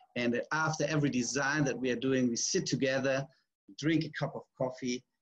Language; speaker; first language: English; non-native, fluent; German